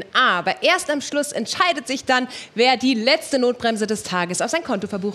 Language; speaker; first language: German; native; German